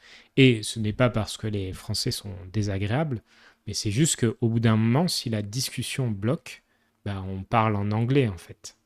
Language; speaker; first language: French; native; French